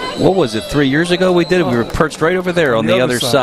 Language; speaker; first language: English; native; English